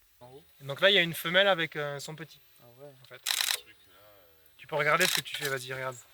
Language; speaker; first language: French; native; French